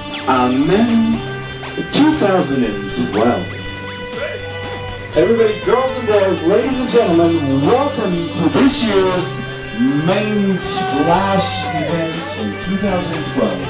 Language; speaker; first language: English; non-native, fluent; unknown